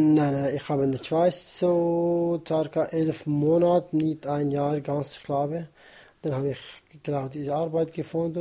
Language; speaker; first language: German; non-native, learner; Kurdish